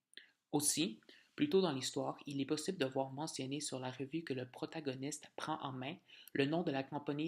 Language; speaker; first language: French; native; French